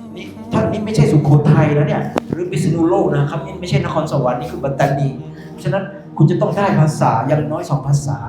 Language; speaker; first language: Thai; non-native, local second language; Pattani Malay